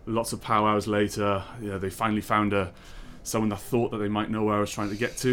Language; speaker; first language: English; native; English